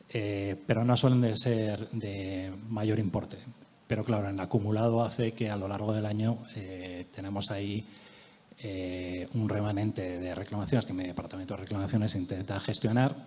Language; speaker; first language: Spanish; native; Spanish